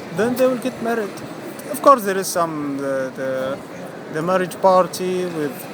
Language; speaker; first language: English; non-native, fluent; Arabic